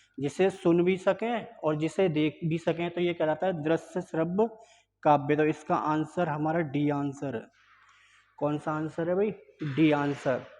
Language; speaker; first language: Hindi; native; Hindi